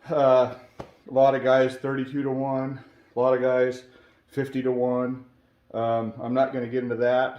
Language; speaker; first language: English; native; English